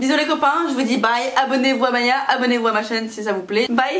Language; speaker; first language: French; native; French